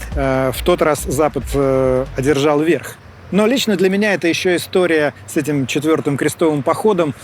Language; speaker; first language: Russian; native; Russian